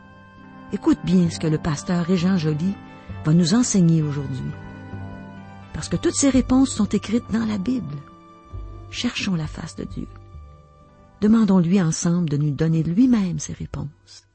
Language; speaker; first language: French; native; French